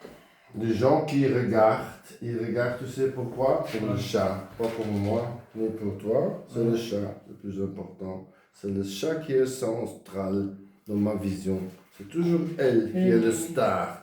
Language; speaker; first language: French; non-native, fluent; Dutch